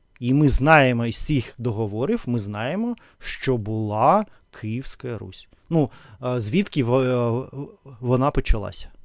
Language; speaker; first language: Ukrainian; non-native, learner; Russian